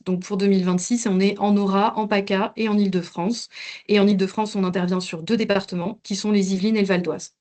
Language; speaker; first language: French; native; French